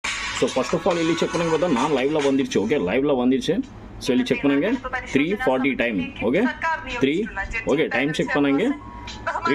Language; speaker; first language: Tamil; non-native, local second language; Kannada